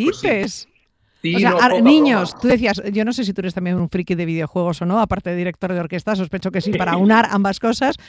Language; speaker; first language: Spanish; native; Spanish